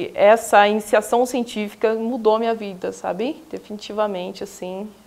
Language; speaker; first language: Portuguese; native; Portuguese